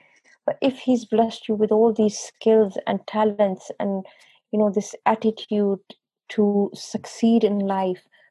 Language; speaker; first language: English; non-native, local second language; Urdu